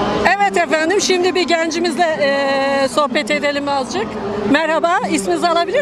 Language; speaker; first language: Turkish; native; Turkish